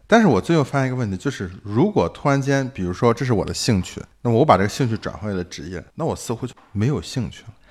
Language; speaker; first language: Chinese; native; Chinese